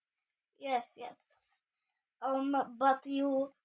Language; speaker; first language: English; non-native, learner; Czech